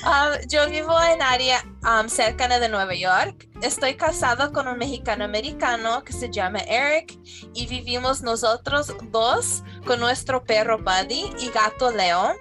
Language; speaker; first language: Spanish; non-native, fluent; English